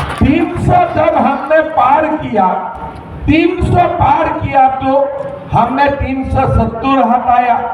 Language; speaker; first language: Hindi; non-native, local second language; Assamese